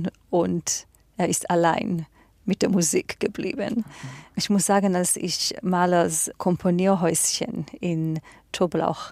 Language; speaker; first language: German; non-native, fluent; Hebrew